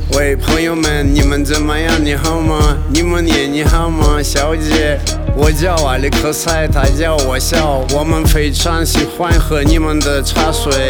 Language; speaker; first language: Chinese; non-native, learner; Russian